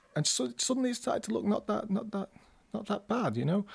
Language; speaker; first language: English; native; English